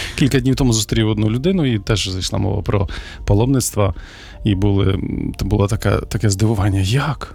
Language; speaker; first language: Ukrainian; native; Ukrainian